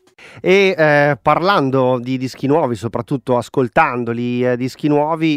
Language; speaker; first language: Italian; native; Italian